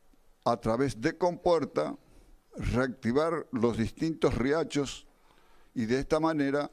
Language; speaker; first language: Spanish; native; Spanish